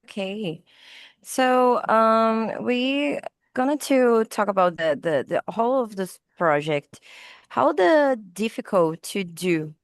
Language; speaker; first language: English; non-native, learner; Portuguese